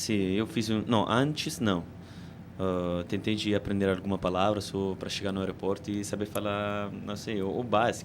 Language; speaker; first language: Portuguese; non-native, fluent; Italian